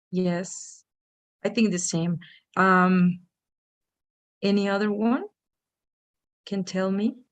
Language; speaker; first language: English; non-native, fluent; Spanish